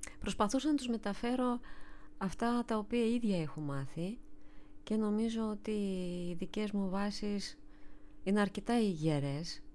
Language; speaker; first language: Greek; non-native, fluent; Russian